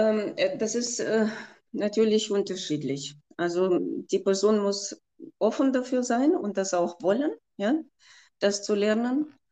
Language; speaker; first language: German; non-native, fluent; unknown